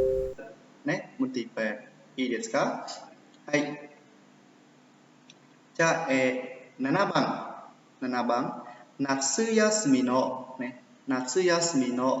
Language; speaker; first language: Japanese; non-native, fluent; Khmer